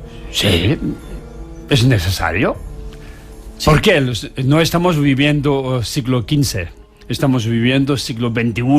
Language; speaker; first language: Spanish; non-native, learner; Tibetan